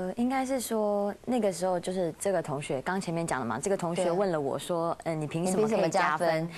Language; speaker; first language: Chinese; native; Chinese